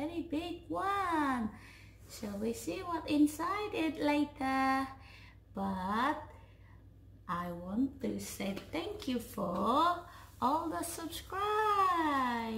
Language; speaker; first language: English; non-native, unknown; Javanese